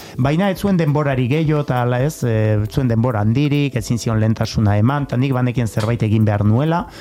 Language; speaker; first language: Basque; non-native, local second language; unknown